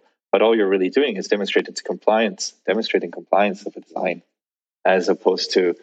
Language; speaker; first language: English; native; English